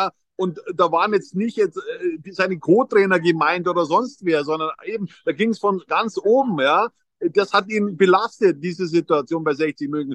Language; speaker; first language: German; native; German